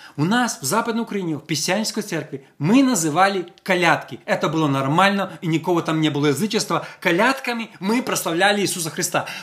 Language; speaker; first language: Russian; non-native, local second language; Ukrainian